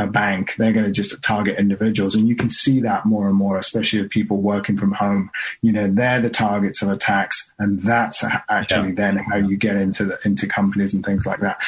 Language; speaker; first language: English; native; English